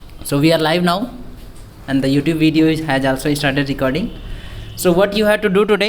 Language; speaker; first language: English; non-native, fluent; Hindi